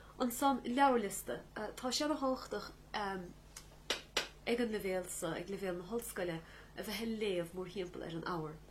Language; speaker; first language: Irish; native; Irish